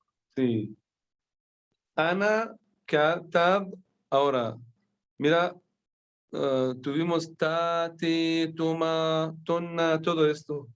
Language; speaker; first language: Spanish; non-native, fluent; Persian